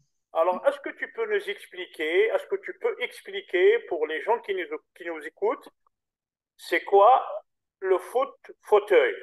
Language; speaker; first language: French; native; French